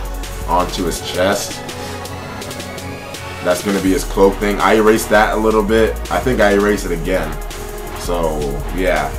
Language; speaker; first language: English; native; English